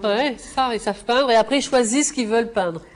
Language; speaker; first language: French; native; French